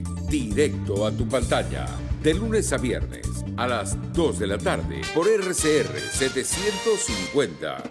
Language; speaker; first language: Spanish; native; Spanish